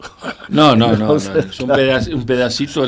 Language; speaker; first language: Spanish; native; Spanish